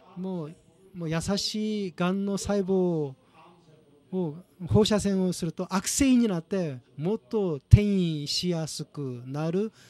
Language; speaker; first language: Japanese; non-native, fluent; Korean